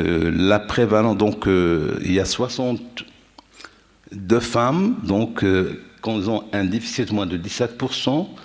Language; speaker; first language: French; non-native, local second language; Arabic